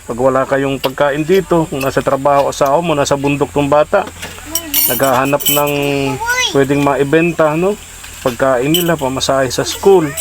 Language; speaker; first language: Filipino; native; Filipino